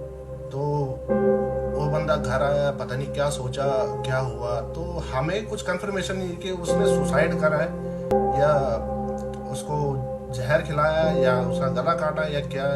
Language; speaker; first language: Hindi; native; Hindi